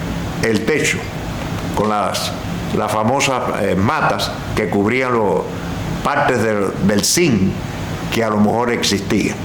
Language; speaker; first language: Spanish; native; Spanish